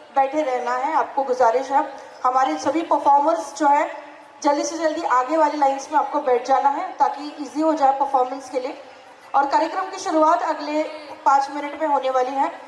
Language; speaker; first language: Hindi; non-native, local second language; Marathi